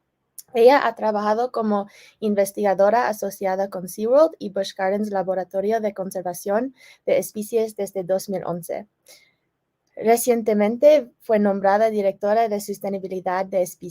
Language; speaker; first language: Spanish; non-native, fluent; English